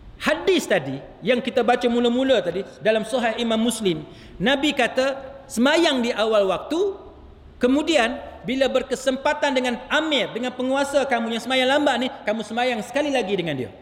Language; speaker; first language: Malay; native; Malay